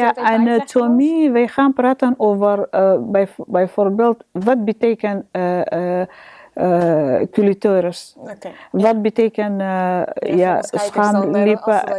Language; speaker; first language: Dutch; non-native, learner; Arabic